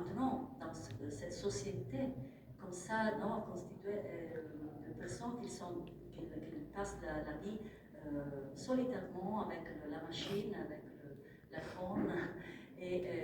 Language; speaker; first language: French; non-native, fluent; Italian